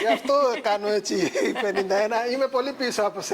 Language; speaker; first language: Greek; non-native, learner; Punjabi